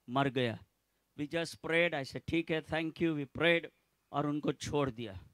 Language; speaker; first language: Hindi; non-native, local second language; Gujarati